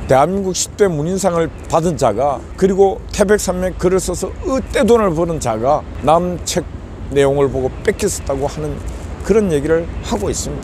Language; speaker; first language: Korean; native; Korean